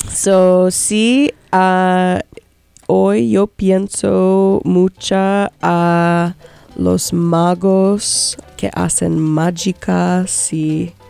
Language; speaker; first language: Spanish; non-native, learner; English